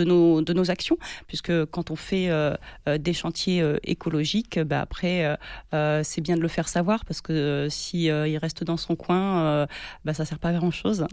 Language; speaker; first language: French; native; French